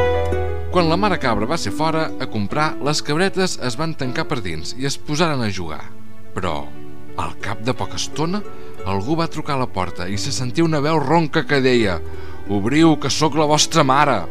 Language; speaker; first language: Catalan; native; Catalan